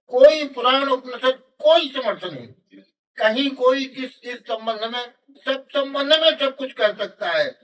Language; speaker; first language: Hindi; native; Hindi